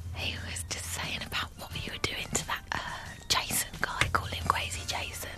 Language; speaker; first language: English; native; English